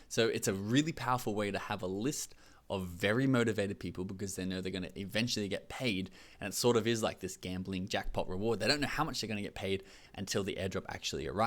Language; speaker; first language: English; native; English